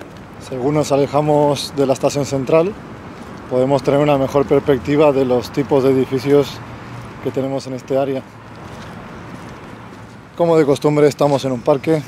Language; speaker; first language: Spanish; native; Spanish